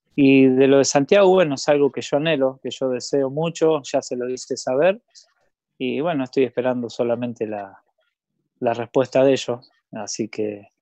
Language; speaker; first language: Spanish; native; Spanish